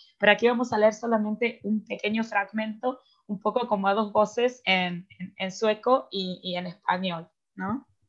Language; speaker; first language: Spanish; native; Spanish